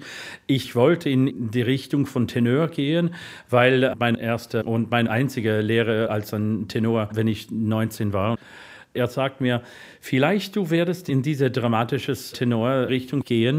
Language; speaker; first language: German; non-native, fluent; English